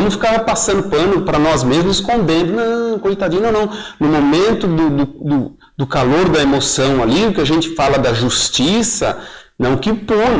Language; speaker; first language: Portuguese; native; Portuguese